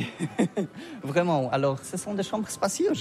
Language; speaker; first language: French; non-native, learner; Polish